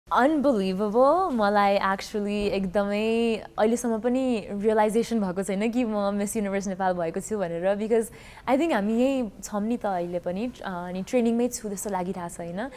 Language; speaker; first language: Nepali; early bilingual, heritage; Nepali